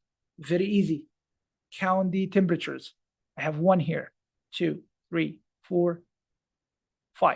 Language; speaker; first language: English; non-native, fluent; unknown